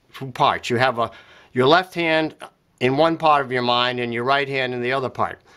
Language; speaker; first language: English; native; English